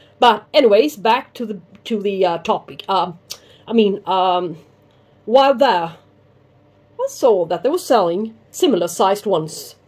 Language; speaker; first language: English; non-native, fluent; Swedish